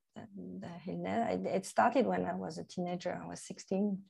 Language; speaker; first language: English; non-native, fluent; French